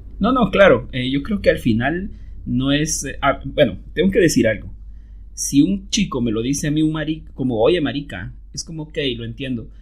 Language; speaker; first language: Spanish; native; Spanish